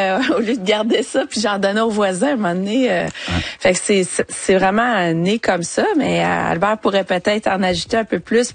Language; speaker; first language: French; native; French